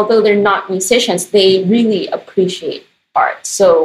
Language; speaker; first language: English; non-native, local second language; Filipino